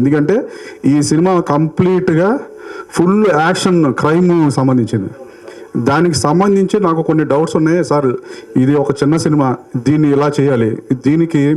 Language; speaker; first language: Telugu; native; Telugu